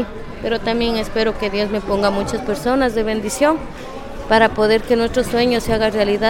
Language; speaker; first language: Spanish; native; Spanish